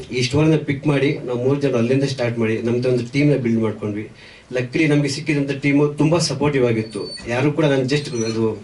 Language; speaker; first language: Kannada; native; Kannada